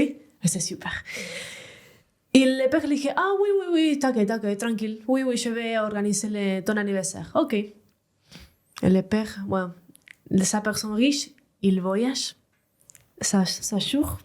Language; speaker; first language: French; non-native, learner; Spanish